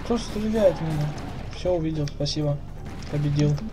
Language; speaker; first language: Russian; native; Russian